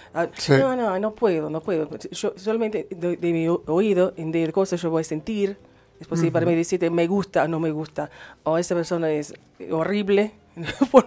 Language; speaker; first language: Spanish; non-native, learner; English